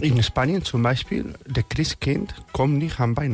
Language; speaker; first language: German; non-native, fluent; Spanish